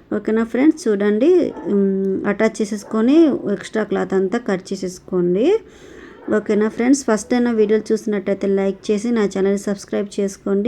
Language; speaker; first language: Telugu; native; Telugu